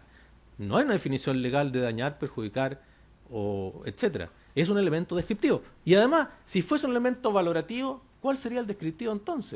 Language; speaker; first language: Spanish; native; Spanish